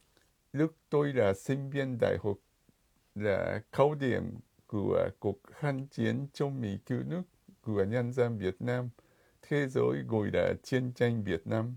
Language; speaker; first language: Vietnamese; non-native, fluent; Japanese